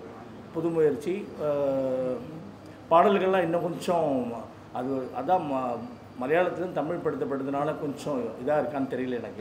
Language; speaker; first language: Tamil; native; Tamil